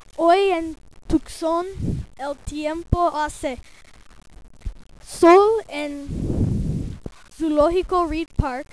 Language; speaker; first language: Spanish; non-native, learner; English